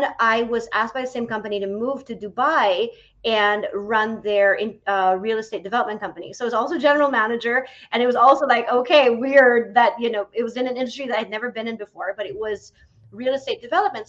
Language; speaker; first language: English; native; English